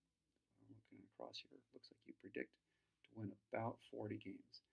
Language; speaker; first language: English; native; English